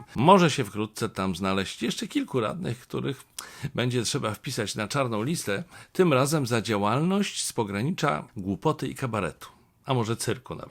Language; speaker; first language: Polish; native; Polish